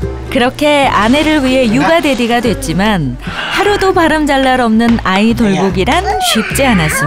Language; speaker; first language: Korean; native; Korean